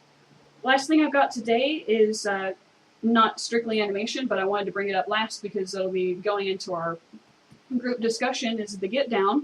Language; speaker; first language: English; native; English